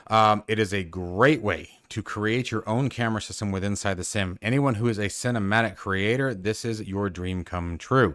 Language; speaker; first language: English; native; English